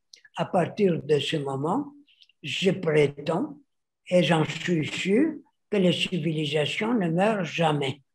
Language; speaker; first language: French; non-native, fluent; Greek